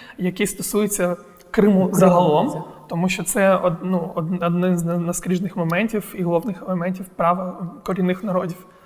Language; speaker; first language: Ukrainian; non-native, local second language; Crimean Tatar